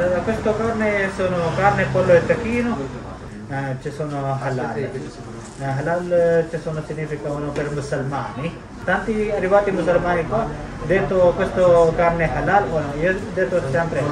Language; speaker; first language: Italian; non-native, learner; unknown